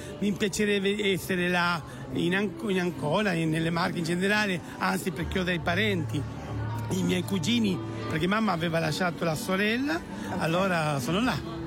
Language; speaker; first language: Italian; early bilingual, heritage; Italian